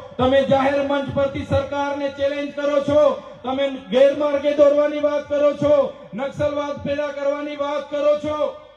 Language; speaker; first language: Gujarati; non-native, local second language; Vasavi